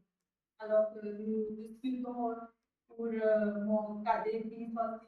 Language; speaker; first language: French; non-native, learner; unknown